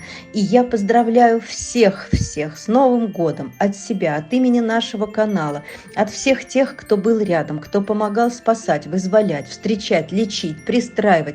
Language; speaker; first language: Russian; native; Russian